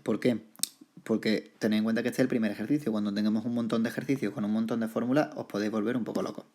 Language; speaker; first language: Spanish; native; Spanish